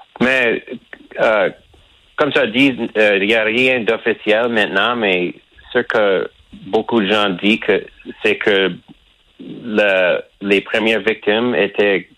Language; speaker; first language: French; non-native, local second language; English